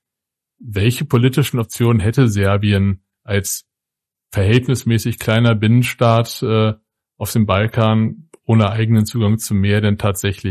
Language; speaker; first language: German; native; German